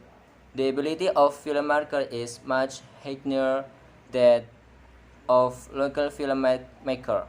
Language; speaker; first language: English; non-native, learner; Indonesian